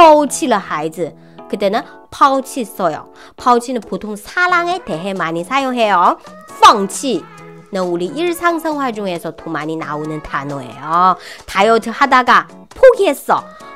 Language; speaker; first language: Korean; non-native, fluent; Chinese